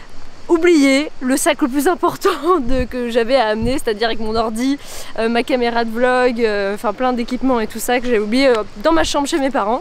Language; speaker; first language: French; native; French